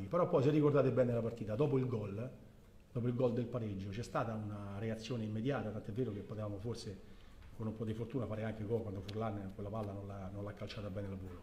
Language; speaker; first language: Italian; native; Italian